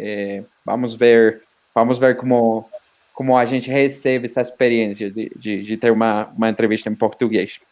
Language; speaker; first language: Portuguese; non-native, fluent; Spanish